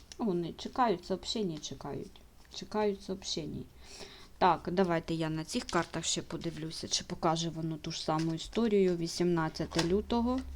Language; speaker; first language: Ukrainian; non-native, local second language; Russian